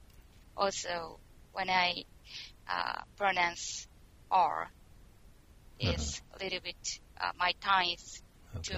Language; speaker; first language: English; non-native, learner; Japanese